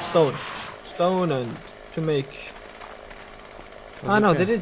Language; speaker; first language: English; non-native, learner; Portuguese